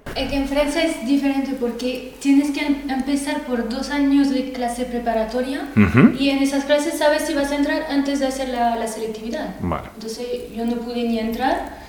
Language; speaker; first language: Spanish; non-native, fluent; French